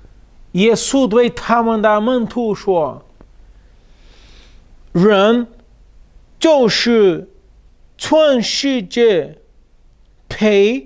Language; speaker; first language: Chinese; non-native, fluent; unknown